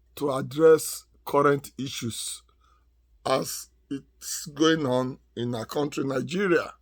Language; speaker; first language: English; non-native, local second language; Yoruba